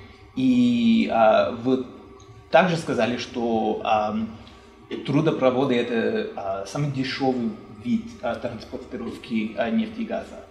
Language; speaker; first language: Russian; non-native, fluent; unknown